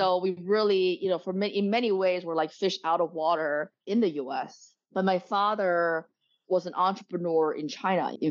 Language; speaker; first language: English; early bilingual, other home language; Chinese